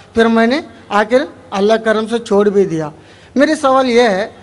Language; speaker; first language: Hindi; non-native, local second language; Tamil